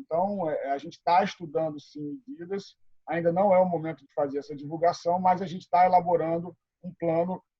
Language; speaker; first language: Portuguese; native; Portuguese